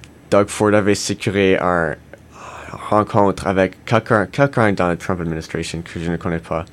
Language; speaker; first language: French; non-native, learner; English